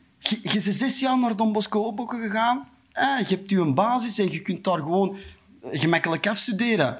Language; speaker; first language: Dutch; non-native, local second language; Turkish